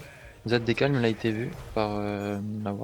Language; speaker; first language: French; native; French